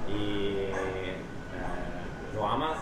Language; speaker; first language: Spanish; non-native, fluent; English